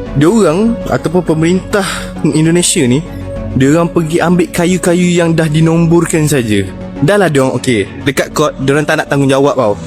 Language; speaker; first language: Malay; native; Malay